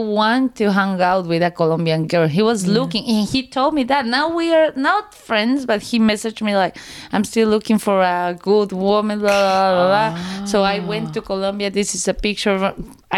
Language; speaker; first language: English; non-native, learner; Spanish